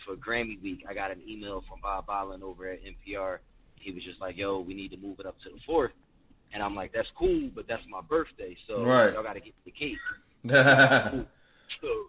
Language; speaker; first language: English; native; English